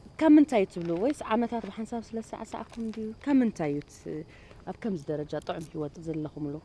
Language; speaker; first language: Tigrinya; native; Tigrinya